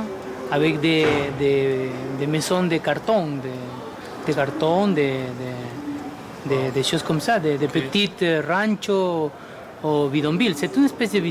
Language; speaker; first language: French; non-native, fluent; Spanish